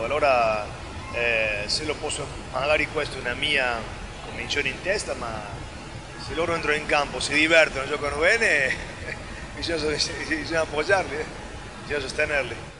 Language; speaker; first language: Italian; non-native, fluent; Spanish